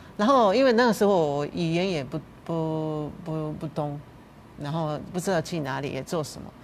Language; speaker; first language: Chinese; non-native, fluent; Japanese